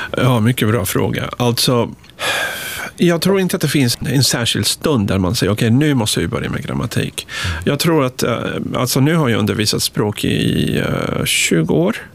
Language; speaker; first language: Swedish; non-native, fluent; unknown